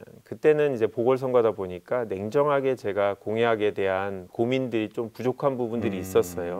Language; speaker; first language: Korean; native; Korean